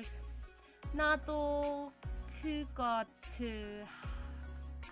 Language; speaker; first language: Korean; non-native, learner; English